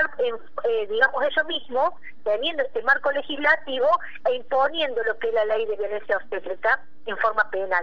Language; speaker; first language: Spanish; native; Spanish